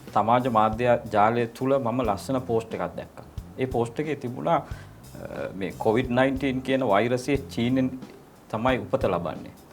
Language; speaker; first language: Sinhala; non-native, local second language; Tamil